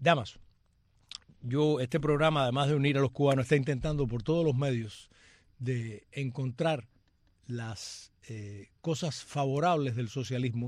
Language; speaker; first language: Spanish; native; Spanish